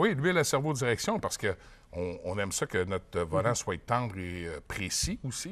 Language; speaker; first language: French; native; French